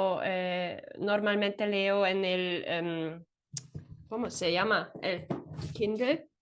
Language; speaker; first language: Spanish; non-native, fluent; German